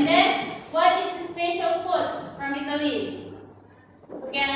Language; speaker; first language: English; non-native, learner; Indonesian